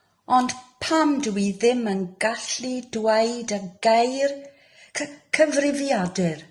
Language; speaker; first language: Welsh; non-native, learner; English